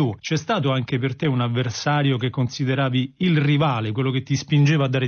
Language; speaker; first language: Italian; native; Italian